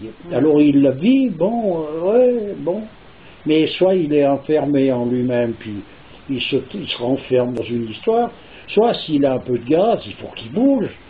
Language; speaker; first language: French; native; French